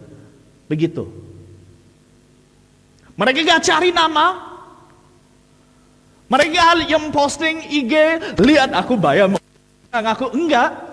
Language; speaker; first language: Indonesian; non-native, fluent; English